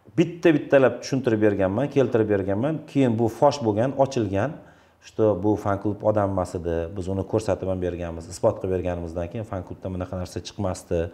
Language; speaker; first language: Uzbek; native; Uzbek